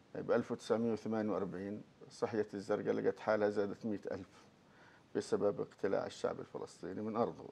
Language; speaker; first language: Arabic; native; Arabic